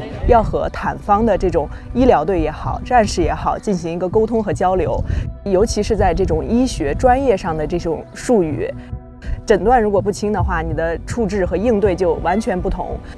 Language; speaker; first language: Chinese; native; Chinese